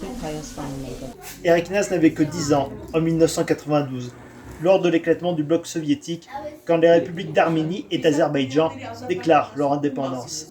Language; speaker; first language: French; native; French